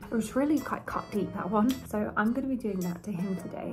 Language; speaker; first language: English; native; English